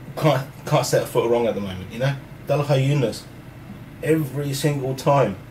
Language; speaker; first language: English; early bilingual, other home language; Hindi